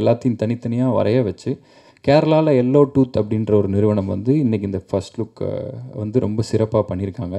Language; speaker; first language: Tamil; native; Tamil